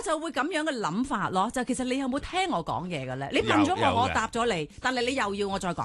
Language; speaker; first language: Cantonese; native; Cantonese